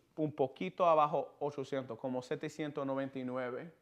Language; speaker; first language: Spanish; non-native, learner; English